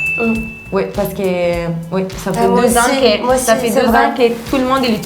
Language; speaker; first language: French; non-native, learner; Italian